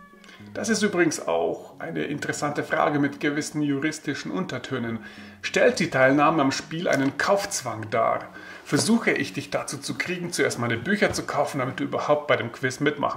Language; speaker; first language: German; native; German